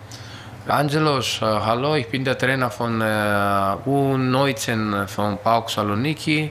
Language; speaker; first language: German; non-native, learner; Greek